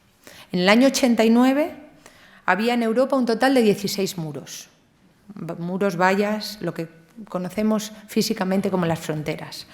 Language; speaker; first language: Spanish; native; Spanish